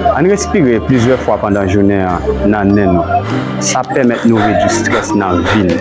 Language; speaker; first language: French; non-native, local second language; Haitian Creole